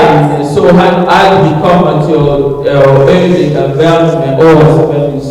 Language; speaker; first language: Danish; early bilingual, other home language; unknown